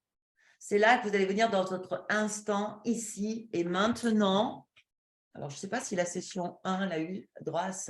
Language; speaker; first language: French; native; French